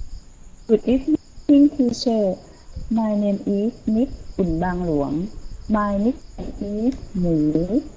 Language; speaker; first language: English; non-native, learner; Thai